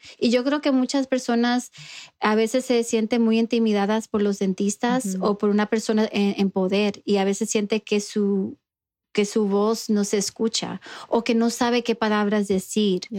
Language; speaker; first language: Spanish; early bilingual, heritage; Spanish